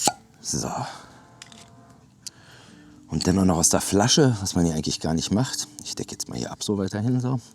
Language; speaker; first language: German; native; German